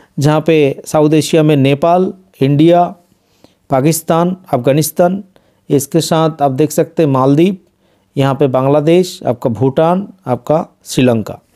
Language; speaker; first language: Hindi; non-native, local second language; Bangla